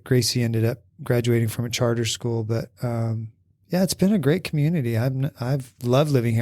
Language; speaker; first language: English; native; English